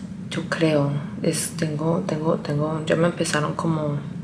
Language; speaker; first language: Spanish; early bilingual, heritage; Spanish